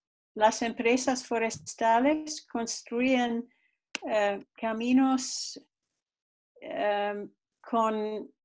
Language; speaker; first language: Spanish; non-native, fluent; English